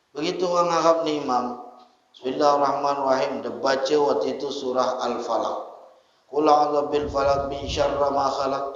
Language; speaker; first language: Malay; native; Malay